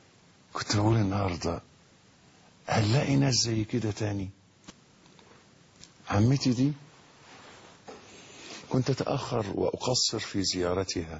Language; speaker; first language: Arabic; native; Arabic